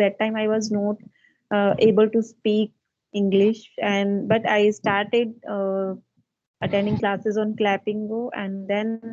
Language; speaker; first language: English; non-native, fluent; Hindi